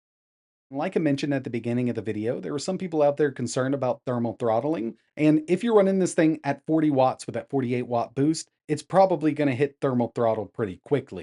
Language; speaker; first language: English; native; English